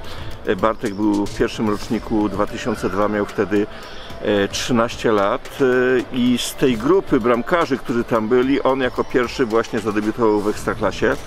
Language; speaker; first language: Polish; native; Polish